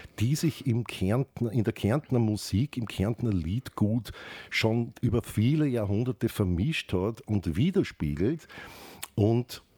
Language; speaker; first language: German; native; German